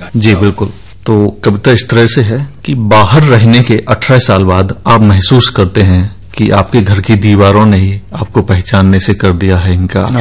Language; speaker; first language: Hindi; native; Hindi